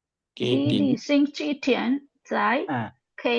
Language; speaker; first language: Chinese; non-native, learner; Tamil